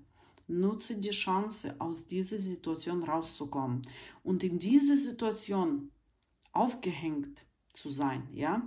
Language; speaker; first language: German; non-native, fluent; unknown